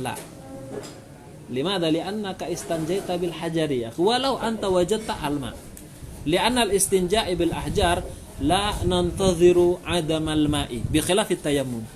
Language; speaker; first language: Arabic; non-native, fluent; Indonesian